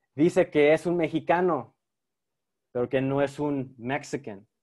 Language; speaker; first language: Spanish; early bilingual, heritage; Spanish